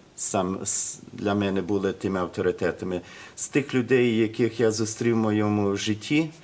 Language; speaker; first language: Ukrainian; early bilingual, heritage; Ukrainian